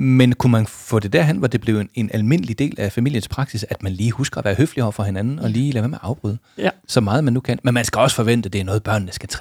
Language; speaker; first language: Danish; native; Danish